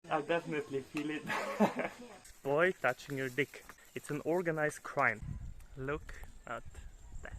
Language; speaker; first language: English; non-native, fluent; Slovenian